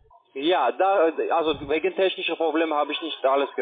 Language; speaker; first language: German; non-native, learner; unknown